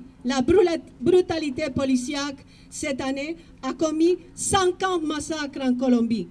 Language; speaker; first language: French; non-native, fluent; Spanish